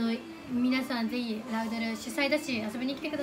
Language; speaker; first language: Japanese; native; Japanese